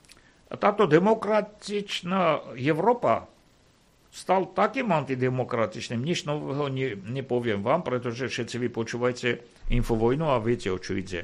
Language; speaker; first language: Slovak; non-native, fluent; Armenian